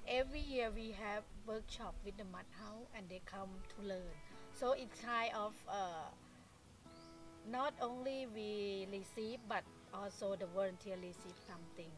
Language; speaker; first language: English; non-native, fluent; Thai